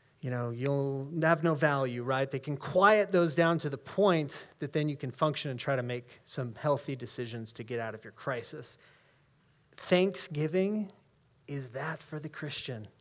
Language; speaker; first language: English; native; English